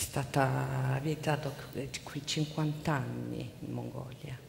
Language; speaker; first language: Italian; non-native, learner; Mongolian